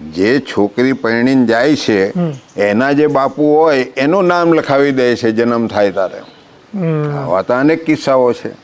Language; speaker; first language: Gujarati; non-native, local second language; Vasavi